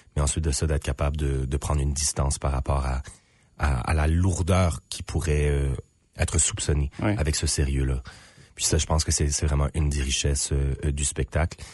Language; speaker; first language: French; native; French